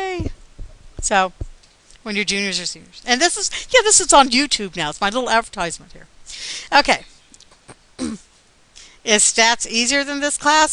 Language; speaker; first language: English; native; English